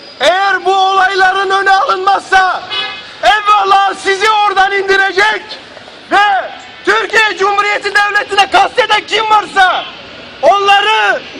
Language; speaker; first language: Turkish; native; Turkish